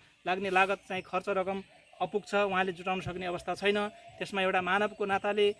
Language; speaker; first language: Nepali; native; Nepali